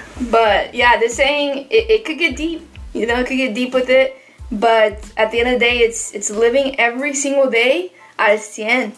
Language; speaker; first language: English; early bilingual, other home language; Spanish